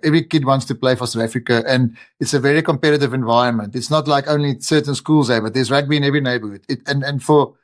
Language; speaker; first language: English; non-native, local second language; Afrikaans